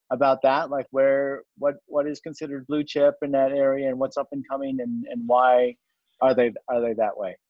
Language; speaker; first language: English; native; English